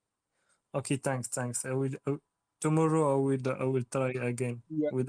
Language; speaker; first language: English; non-native, learner; French